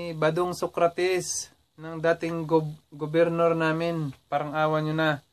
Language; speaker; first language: Filipino; native; Filipino